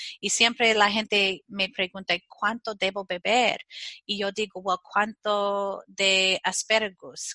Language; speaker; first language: Spanish; non-native, fluent; English